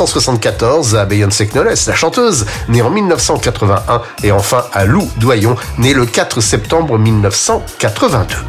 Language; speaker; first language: French; native; French